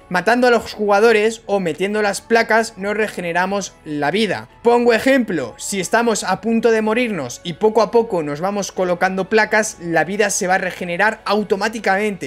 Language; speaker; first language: Spanish; native; Spanish